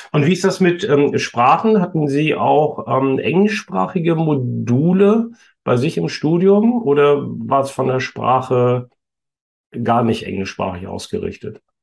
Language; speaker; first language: German; native; German